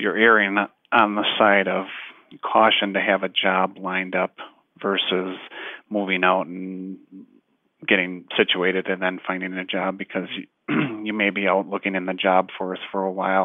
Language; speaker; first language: English; native; English